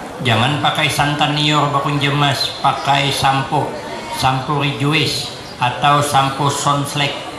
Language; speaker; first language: Indonesian; non-native, local second language; Banjar